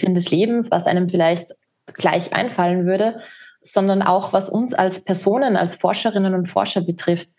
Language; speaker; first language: German; native; German